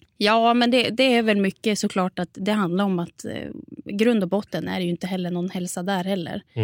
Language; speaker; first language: Swedish; native; Swedish